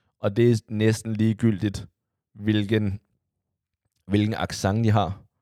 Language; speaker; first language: Danish; early bilingual, other home language; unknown